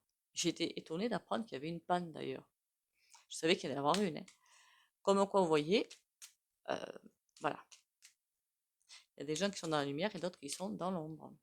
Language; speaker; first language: French; native; French